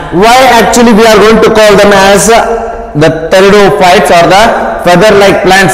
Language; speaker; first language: English; non-native, local second language; Kannada